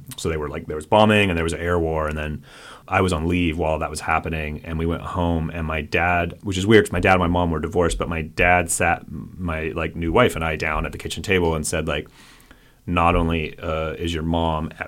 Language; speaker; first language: English; native; English